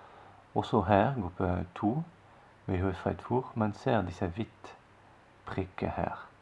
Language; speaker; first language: Norwegian; non-native, fluent; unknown